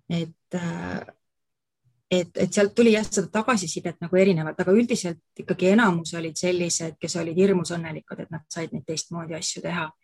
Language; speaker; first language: Estonian; native; Estonian